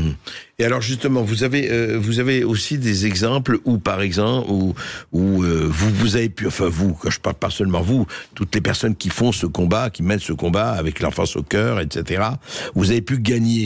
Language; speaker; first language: French; native; French